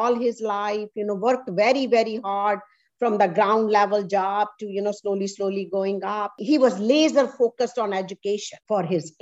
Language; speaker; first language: English; non-native, local second language; Punjabi